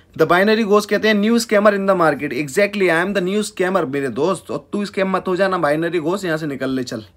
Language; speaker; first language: Hindi; native; Hindi